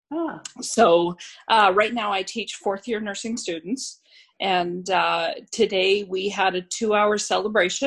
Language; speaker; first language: English; native; English